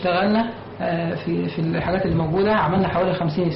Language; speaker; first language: Arabic; native; Arabic